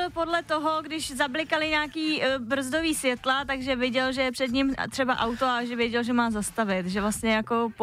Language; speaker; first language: Czech; native; Czech